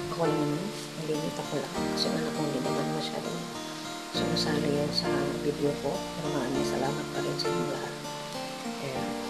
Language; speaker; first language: Filipino; non-native, local second language; Cebuano